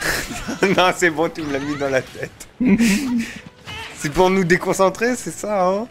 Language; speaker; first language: French; native; French